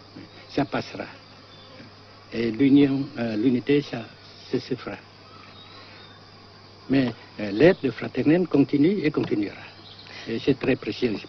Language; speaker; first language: French; non-native, local second language; Vietnamese